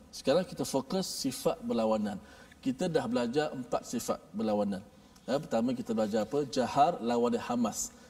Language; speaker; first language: Malay; native; Malay